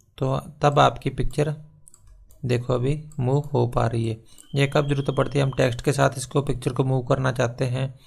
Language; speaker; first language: Hindi; non-native, local second language; Punjabi